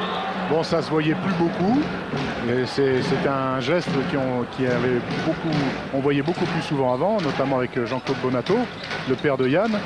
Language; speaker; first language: French; native; French